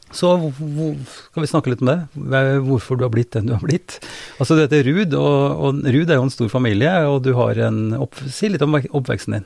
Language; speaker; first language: Norwegian; native; Norwegian